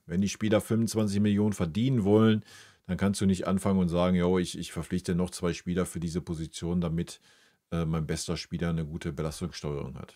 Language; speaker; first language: German; native; German